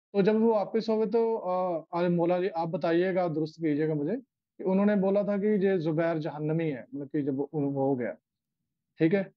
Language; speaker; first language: Urdu; non-native, local second language; Punjabi